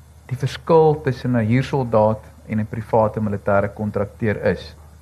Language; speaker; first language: Afrikaans; native; Afrikaans